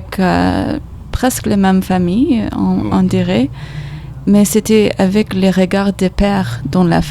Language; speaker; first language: French; non-native, learner; English